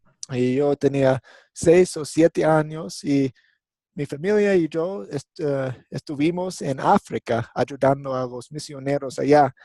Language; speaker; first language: Spanish; non-native, fluent; English